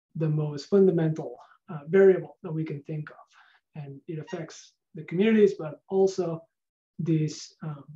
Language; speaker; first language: English; non-native, fluent; Spanish